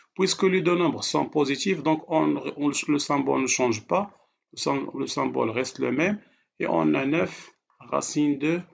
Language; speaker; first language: French; non-native, local second language; Arabic